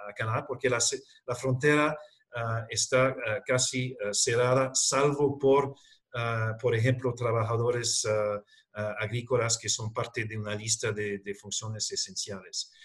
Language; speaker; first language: Spanish; non-native, fluent; English